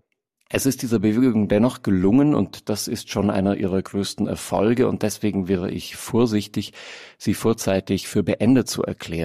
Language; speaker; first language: German; native; German